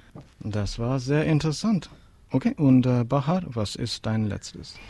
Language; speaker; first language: German; non-native, learner; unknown